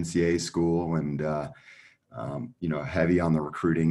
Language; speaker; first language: English; native; English